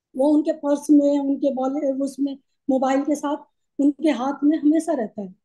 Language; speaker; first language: Hindi; native; Hindi